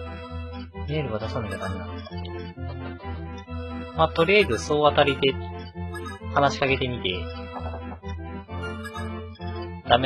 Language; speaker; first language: Japanese; native; Japanese